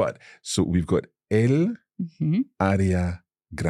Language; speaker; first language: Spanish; non-native, fluent; English